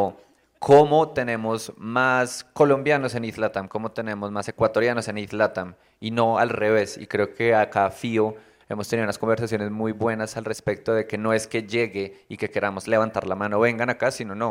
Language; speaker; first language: Spanish; native; Spanish